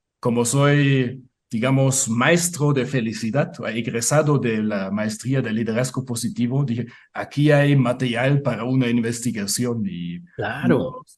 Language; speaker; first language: Spanish; non-native, fluent; German